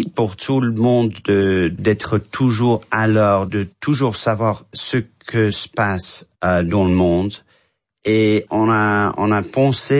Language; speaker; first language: French; non-native, fluent; English